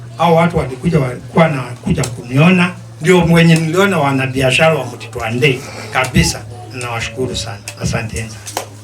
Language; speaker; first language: Swahili; non-native, local second language; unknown